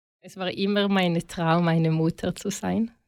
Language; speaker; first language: German; non-native, learner; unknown